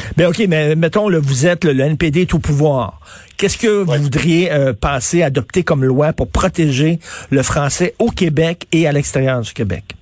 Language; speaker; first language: French; native; French